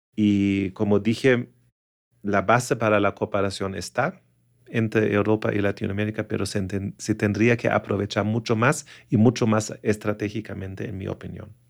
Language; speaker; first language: Spanish; non-native, fluent; German